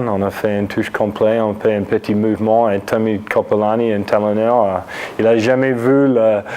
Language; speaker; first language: French; non-native, fluent; English